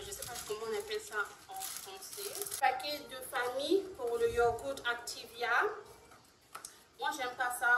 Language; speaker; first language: French; non-native, local second language; Lingala